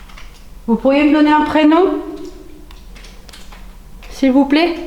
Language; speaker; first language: French; native; French